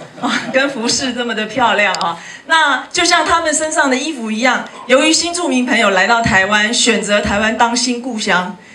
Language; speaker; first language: Chinese; native; Chinese